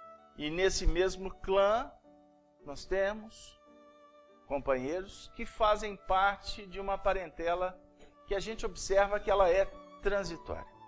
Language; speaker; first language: Portuguese; native; Portuguese